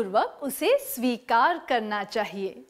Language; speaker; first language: Hindi; native; Hindi